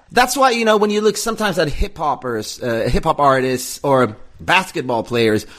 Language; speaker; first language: English; non-native, fluent; Swedish